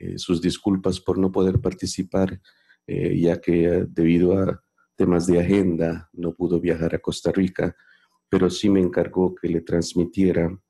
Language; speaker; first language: Spanish; non-native, fluent; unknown